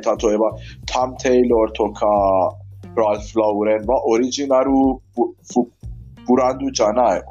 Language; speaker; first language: Japanese; non-native, learner; Persian